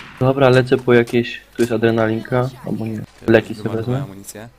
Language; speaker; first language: Polish; native; Polish